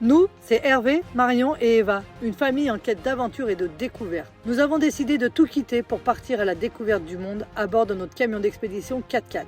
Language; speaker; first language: French; native; French